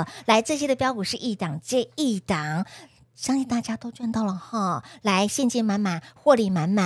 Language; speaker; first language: Chinese; native; Chinese